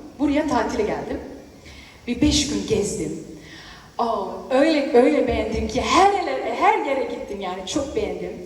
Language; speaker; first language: Turkish; early bilingual, heritage; Turkish